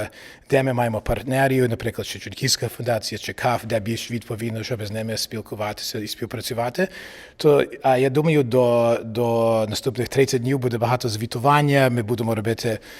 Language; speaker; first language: Ukrainian; early bilingual, heritage; English